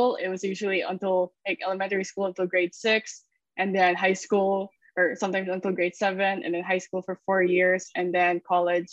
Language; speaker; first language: English; non-native, local second language; Filipino